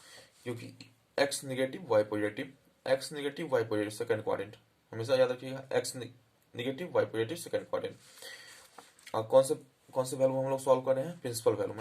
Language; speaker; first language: Hindi; native; Hindi